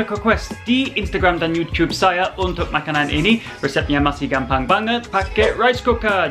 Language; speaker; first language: Indonesian; non-native, learner; English